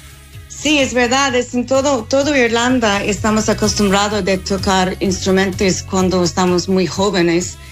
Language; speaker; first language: Spanish; non-native, fluent; English